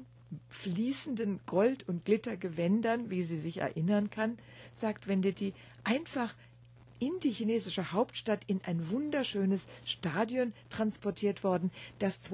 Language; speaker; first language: German; native; German